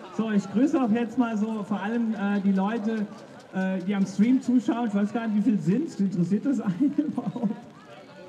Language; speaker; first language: German; native; German